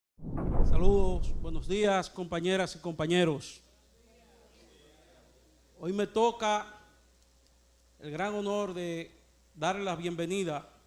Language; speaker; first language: Spanish; native; Spanish